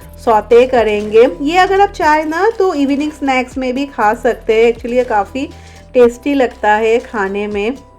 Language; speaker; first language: Hindi; non-native, local second language; Bangla